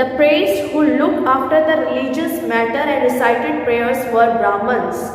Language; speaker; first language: English; non-native, local second language; Hindi